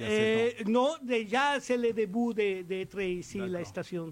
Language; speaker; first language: French; non-native, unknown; Spanish